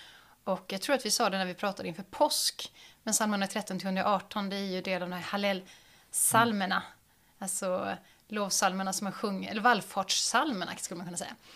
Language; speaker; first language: Swedish; native; Swedish